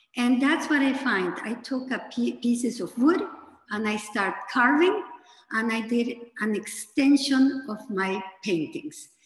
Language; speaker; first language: English; non-native, fluent; Spanish